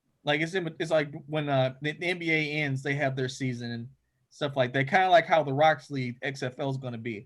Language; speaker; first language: English; native; English